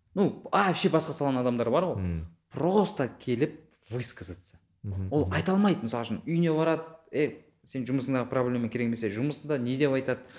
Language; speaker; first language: Kazakh; non-native, local second language; Uzbek